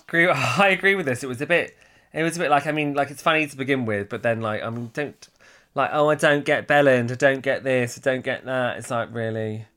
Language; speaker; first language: English; native; English